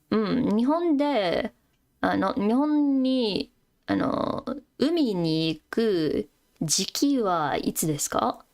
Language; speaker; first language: Japanese; non-native, fluent; English